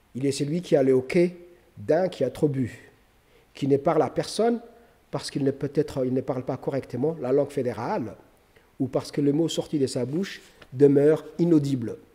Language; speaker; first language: French; non-native, local second language; Somali